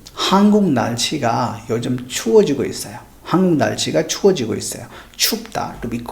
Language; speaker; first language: Korean; non-native, fluent; Hindi